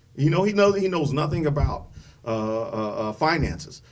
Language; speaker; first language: English; native; English